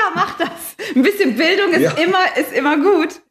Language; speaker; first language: German; native; German